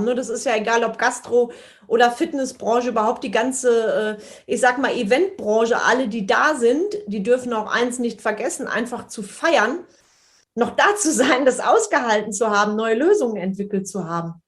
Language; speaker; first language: German; native; German